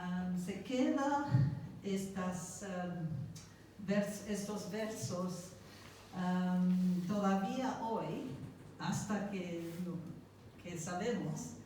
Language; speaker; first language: Spanish; non-native, fluent; English